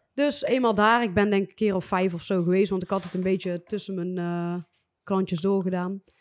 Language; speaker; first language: Dutch; native; Dutch